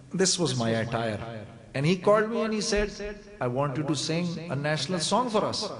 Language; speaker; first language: English; non-native, local second language; Urdu